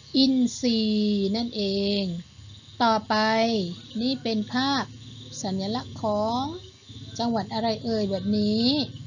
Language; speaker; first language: Thai; non-native, local second language; Malay